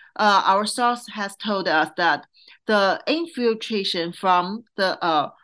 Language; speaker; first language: English; non-native, fluent; Chinese